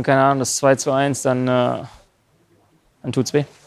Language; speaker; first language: German; native; German